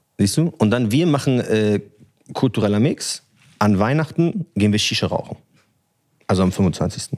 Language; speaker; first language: German; early bilingual, other home language; Arabic